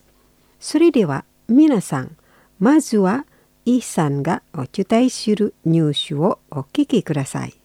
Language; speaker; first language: Japanese; non-native, fluent; Indonesian